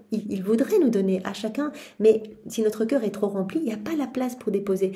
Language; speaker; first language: French; native; French